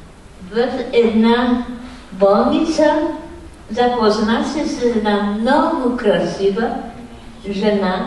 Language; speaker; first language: Bulgarian; non-native, fluent; Polish